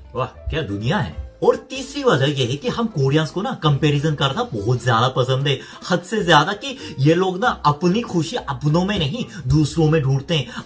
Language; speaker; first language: Hindi; non-native, fluent; Korean